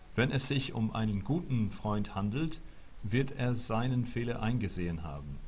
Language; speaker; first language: German; non-native, fluent; English